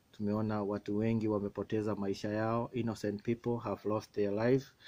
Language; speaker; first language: English; non-native, local second language; Swahili